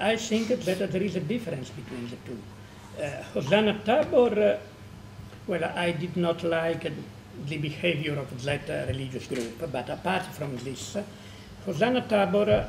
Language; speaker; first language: English; non-native, fluent; Italian